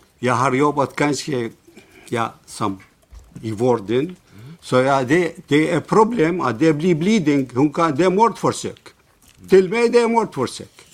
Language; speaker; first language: Swedish; non-native, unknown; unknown